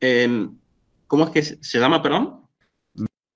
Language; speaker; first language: Spanish; native; Spanish